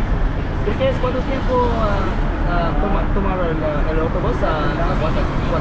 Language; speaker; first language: Spanish; non-native, learner; English